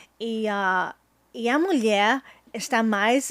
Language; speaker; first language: Portuguese; non-native, fluent; English